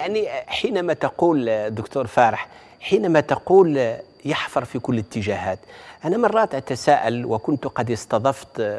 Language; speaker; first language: Arabic; native; Arabic